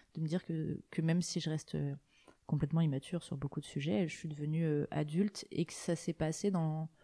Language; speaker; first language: French; native; French